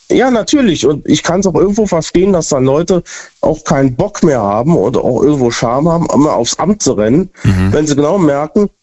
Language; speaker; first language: German; native; German